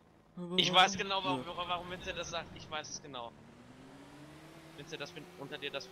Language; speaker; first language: German; native; German